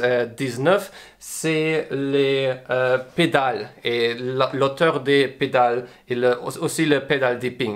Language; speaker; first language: French; non-native, learner; English